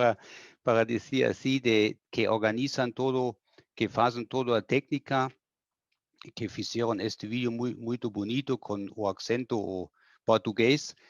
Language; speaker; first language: Portuguese; non-native, fluent; German